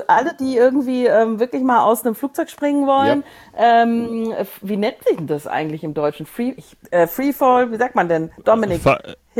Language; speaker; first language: German; native; German